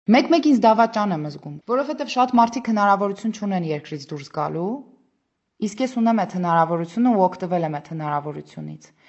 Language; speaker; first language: Armenian; native; Armenian